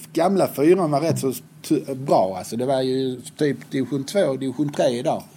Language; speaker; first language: Swedish; native; Swedish